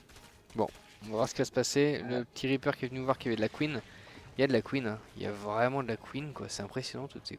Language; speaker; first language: French; native; French